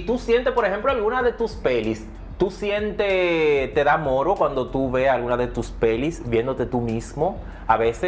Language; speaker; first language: Spanish; native; Spanish